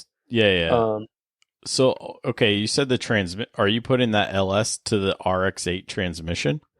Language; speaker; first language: English; native; English